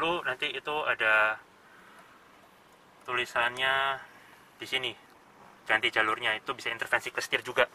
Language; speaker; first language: Indonesian; native; Indonesian